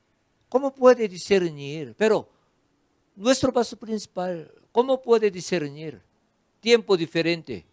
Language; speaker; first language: Spanish; non-native, fluent; Korean